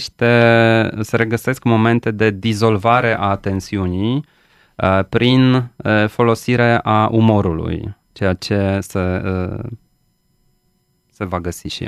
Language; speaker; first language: Romanian; non-native, fluent; Polish